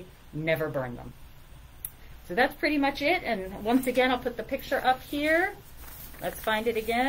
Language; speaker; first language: English; native; English